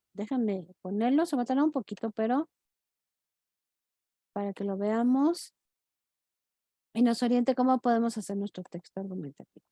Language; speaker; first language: Spanish; native; Spanish